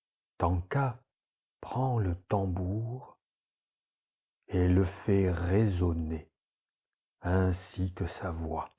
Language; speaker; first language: French; native; French